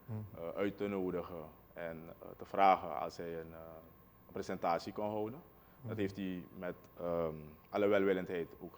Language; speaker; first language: Dutch; native; Dutch